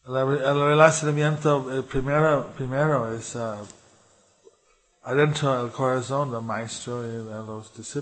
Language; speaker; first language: Spanish; non-native, fluent; English